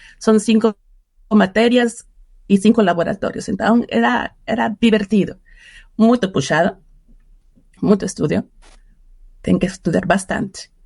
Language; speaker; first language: Portuguese; non-native, fluent; Spanish